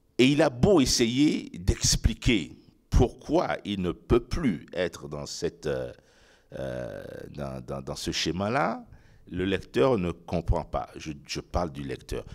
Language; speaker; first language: French; non-native, local second language; Ewe